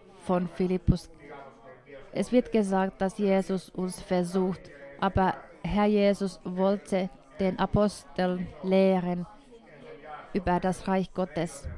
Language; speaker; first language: German; non-native, fluent; Finnish